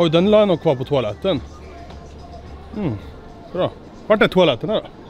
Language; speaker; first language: Swedish; native; Swedish